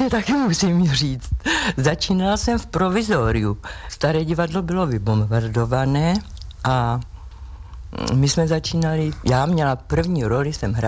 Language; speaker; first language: Czech; native; Czech